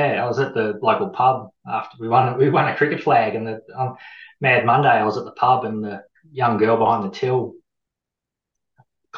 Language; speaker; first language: English; native; English